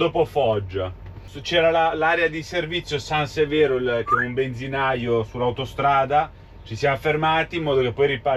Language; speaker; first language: Italian; native; Italian